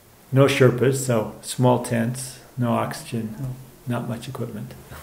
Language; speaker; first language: English; native; English